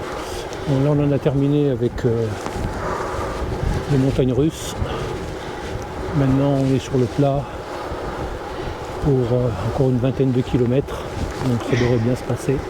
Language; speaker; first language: French; native; French